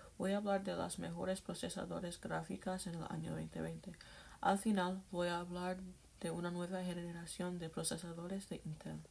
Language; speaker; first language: Spanish; non-native, learner; English